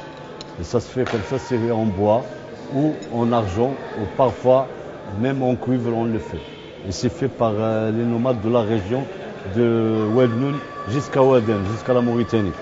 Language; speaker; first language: French; non-native, local second language; Arabic